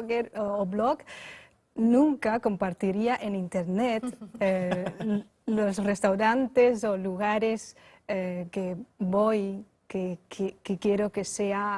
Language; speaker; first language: Spanish; non-native, fluent; Chinese